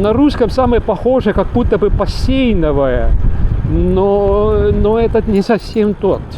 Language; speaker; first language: Russian; non-native, local second language; Estonian